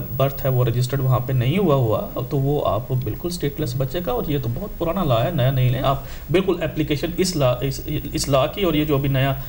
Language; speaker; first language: Urdu; non-native, local second language; Punjabi